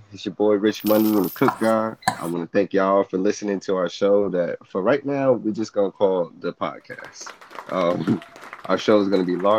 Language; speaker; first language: English; native; English